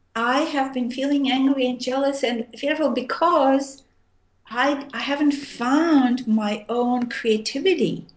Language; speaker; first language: English; non-native, fluent; Armenian